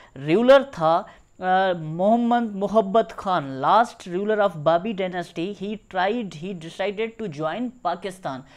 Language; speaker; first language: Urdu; non-native, local second language; Sindhi